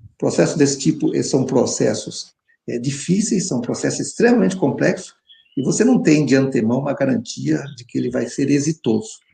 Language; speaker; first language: Portuguese; native; Portuguese